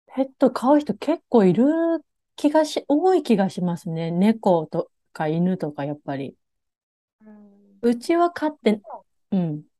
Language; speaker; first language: Japanese; native; Japanese